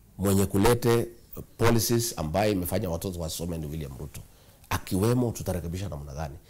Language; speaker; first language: Swahili; non-native, local second language; Kikuyu